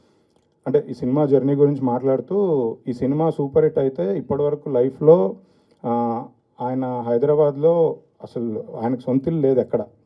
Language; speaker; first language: Telugu; native; Telugu